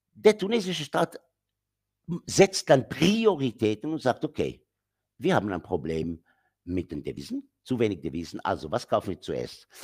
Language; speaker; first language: German; non-native, fluent; Arabic